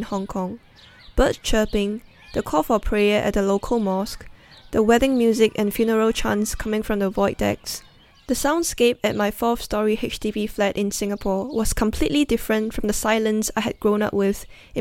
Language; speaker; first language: English; early bilingual, other home language; Cantonese